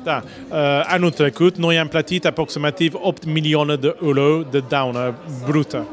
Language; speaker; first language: Romanian; non-native, learner; English